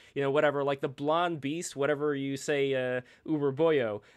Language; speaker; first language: English; early bilingual, other home language; Russian